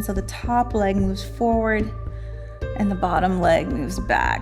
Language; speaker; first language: English; native; English